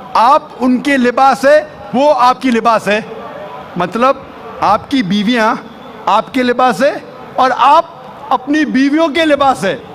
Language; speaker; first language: Urdu; non-native, local second language; Konkani